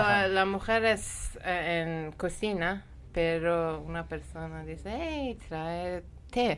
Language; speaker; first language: Spanish; non-native, fluent; Persian